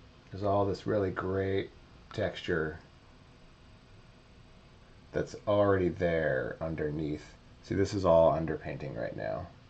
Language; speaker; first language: English; native; English